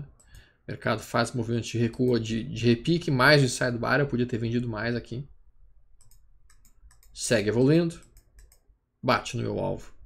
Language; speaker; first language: Portuguese; native; Portuguese